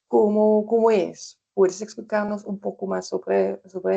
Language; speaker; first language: Spanish; non-native, fluent; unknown